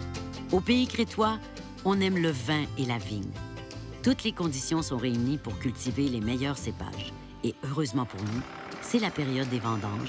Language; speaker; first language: French; native; French